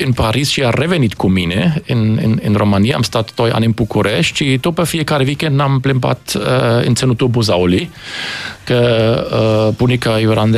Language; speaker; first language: Romanian; non-native, fluent; German